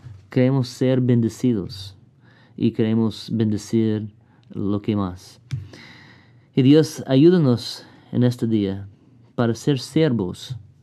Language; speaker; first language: Spanish; non-native, fluent; English